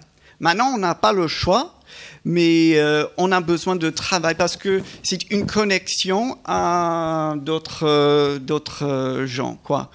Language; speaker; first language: French; non-native, fluent; English